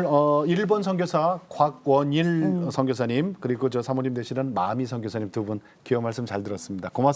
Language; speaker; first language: Korean; native; Korean